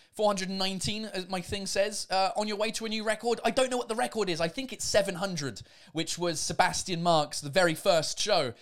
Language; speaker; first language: English; native; English